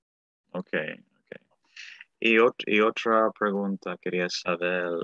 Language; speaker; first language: Spanish; early bilingual, heritage; Spanish